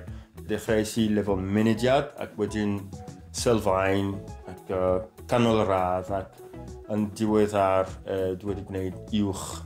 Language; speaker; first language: Welsh; non-native, fluent; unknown